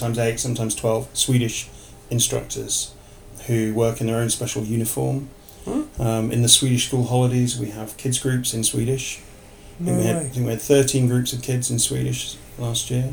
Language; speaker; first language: English; native; English